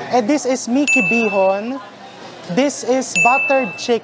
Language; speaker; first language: English; non-native, local second language; Filipino